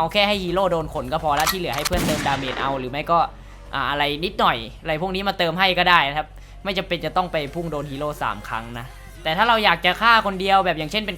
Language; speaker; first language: Thai; native; Thai